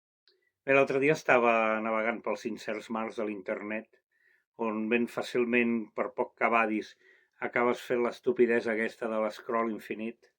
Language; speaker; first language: Catalan; native; Catalan